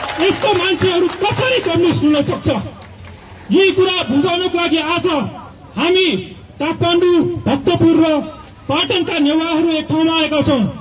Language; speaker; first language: Nepali; non-native, local second language; Newari